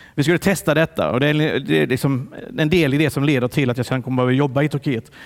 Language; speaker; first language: Swedish; early bilingual, other home language; Italian